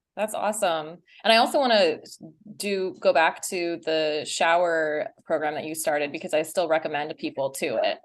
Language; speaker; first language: English; native; English